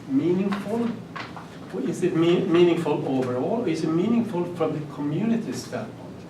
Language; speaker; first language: English; non-native, fluent; Swedish